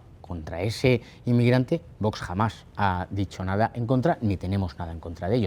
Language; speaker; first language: Spanish; native; Spanish